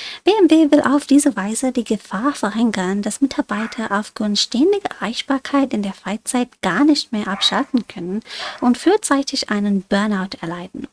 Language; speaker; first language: German; non-native, fluent; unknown